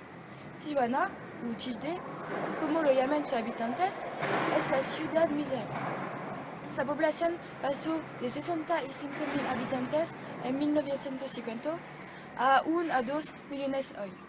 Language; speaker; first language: Spanish; non-native, learner; French